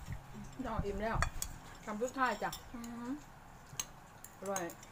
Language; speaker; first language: German; non-native, learner; Thai